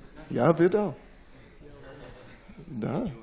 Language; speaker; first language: Russian; non-native, learner; English